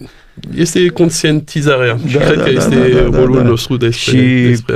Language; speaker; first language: Romanian; non-native, learner; French